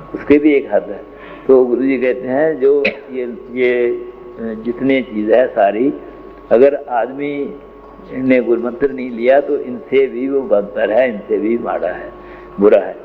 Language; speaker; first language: Hindi; non-native, local second language; Punjabi